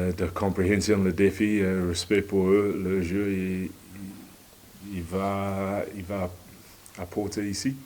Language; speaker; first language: French; non-native, learner; English